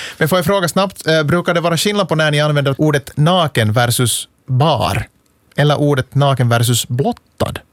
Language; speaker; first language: Swedish; native; Swedish